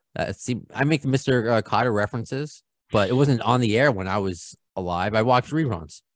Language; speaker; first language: English; native; English